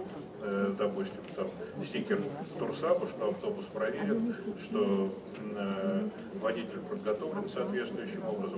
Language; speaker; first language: Russian; native; Russian